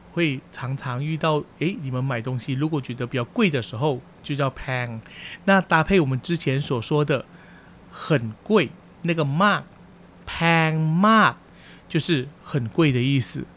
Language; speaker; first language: Chinese; early bilingual, heritage; Chinese